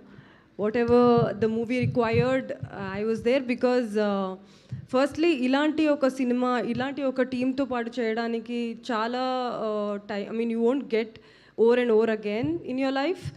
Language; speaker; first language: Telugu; non-native, fluent; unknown